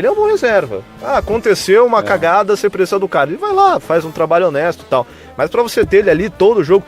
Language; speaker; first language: Portuguese; native; Portuguese